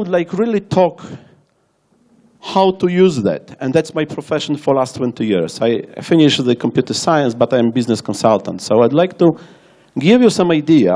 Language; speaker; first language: English; non-native, fluent; Polish